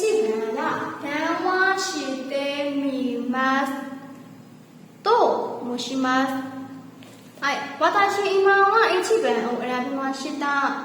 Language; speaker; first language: Japanese; non-native, learner; Burmese